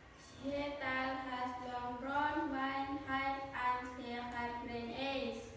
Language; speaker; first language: English; non-native, learner; Indonesian